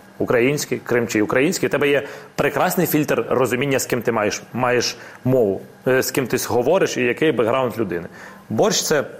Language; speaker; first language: Ukrainian; non-native, local second language; Russian